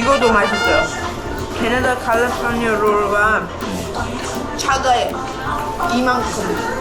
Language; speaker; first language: Korean; non-native, learner; English